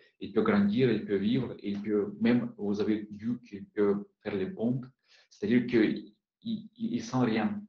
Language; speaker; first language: French; non-native, fluent; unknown